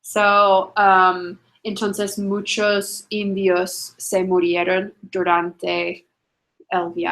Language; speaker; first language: Spanish; non-native, fluent; English